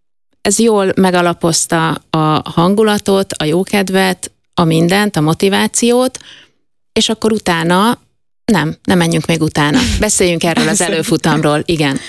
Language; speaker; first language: Hungarian; native; Hungarian